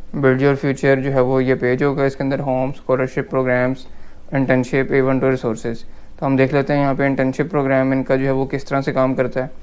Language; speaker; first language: Urdu; native; Urdu